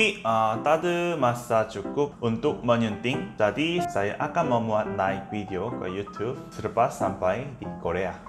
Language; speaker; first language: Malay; non-native, learner; Korean